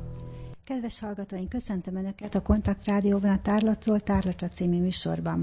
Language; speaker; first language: Hungarian; native; Hungarian